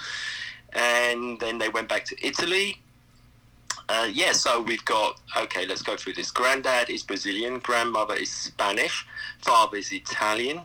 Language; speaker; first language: English; native; English